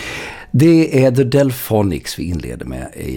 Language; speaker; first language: Swedish; native; Swedish